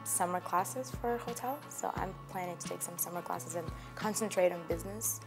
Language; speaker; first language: English; non-native, fluent; Russian